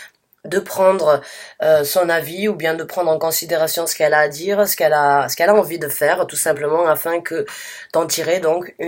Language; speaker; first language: French; native; French